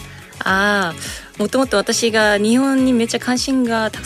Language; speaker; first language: Japanese; non-native, learner; Korean